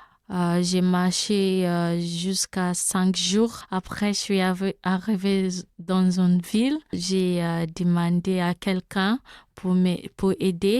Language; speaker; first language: French; non-native, learner; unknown